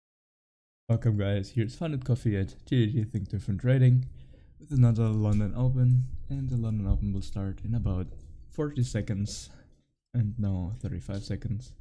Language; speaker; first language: English; non-native, fluent; German